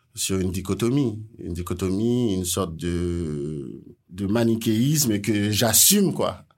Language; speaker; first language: French; non-native, local second language; Haitian Creole